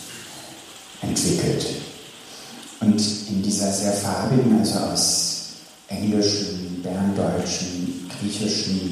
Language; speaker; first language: German; early bilingual, other home language; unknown